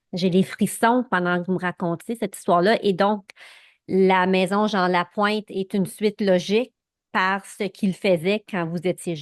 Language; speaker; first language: French; native; French